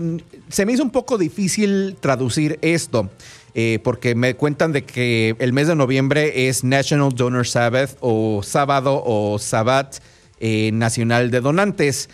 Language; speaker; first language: Spanish; native; Spanish